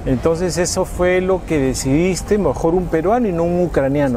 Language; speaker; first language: Spanish; native; Spanish